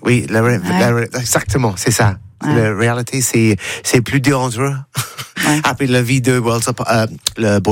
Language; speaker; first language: French; non-native, learner; English